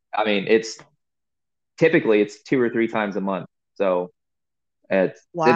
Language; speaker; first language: English; native; English